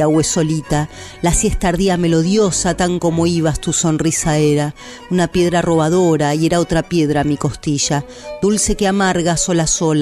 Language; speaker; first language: Spanish; native; Spanish